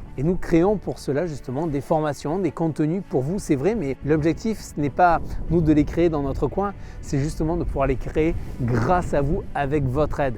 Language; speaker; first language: French; native; French